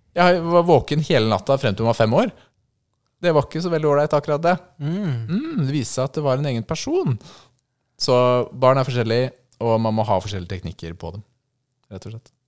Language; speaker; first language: Norwegian; native; Norwegian